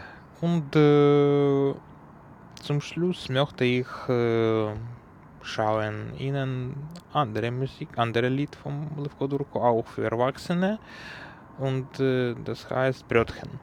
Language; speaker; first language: German; non-native, learner; Ukrainian